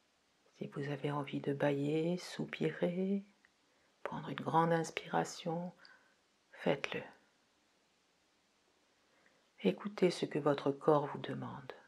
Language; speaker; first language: French; native; French